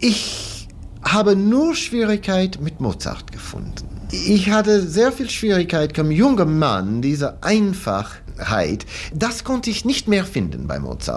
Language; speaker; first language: German; non-native, fluent; English